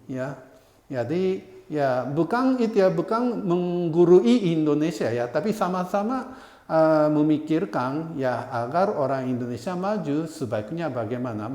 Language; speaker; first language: Indonesian; non-native, fluent; Japanese